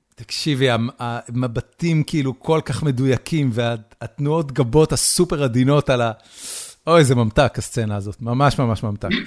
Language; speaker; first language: Hebrew; native; Hebrew